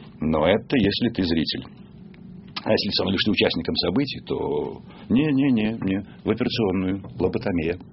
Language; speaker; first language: Russian; native; Russian